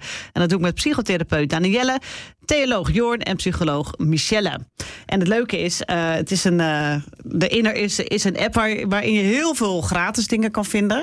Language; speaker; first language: Dutch; native; Dutch